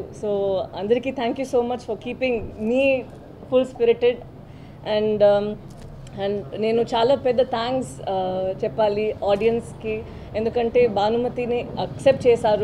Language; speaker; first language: Telugu; non-native, learner; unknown